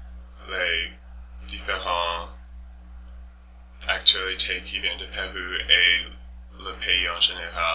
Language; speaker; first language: French; non-native, learner; English